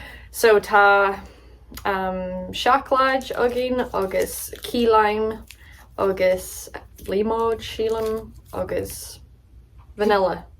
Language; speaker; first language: Irish; non-native, learner; English